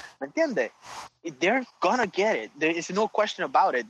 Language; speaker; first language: English; non-native, local second language; Spanish